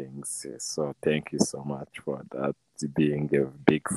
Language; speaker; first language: English; non-native, local second language; Kinyarwanda